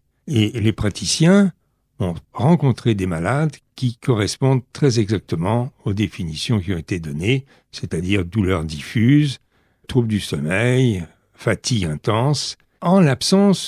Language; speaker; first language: French; native; French